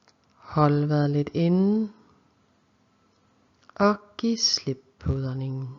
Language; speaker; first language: Danish; native; Danish